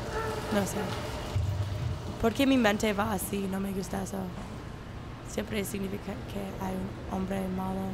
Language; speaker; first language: Spanish; non-native, learner; English